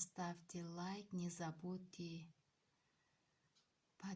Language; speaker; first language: Russian; non-native, local second language; Tajik